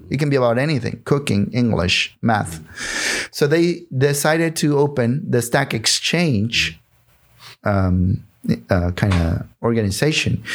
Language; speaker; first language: English; non-native, fluent; Spanish